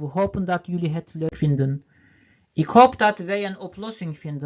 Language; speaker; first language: Dutch; non-native, learner; Turkish